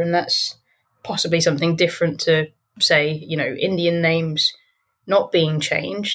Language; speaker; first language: English; native; English